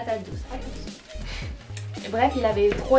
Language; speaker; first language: French; native; French